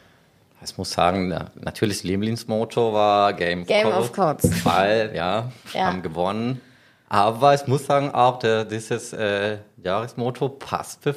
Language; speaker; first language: German; non-native, learner; Spanish